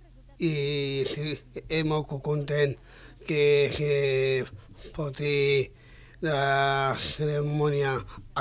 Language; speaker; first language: Catalan; non-native, local second language; Spanish